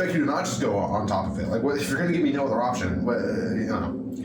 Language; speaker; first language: English; native; English